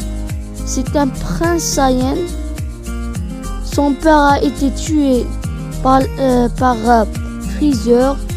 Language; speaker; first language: French; non-native, learner; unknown